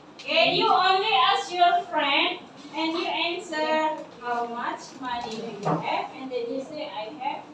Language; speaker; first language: English; non-native, learner; Indonesian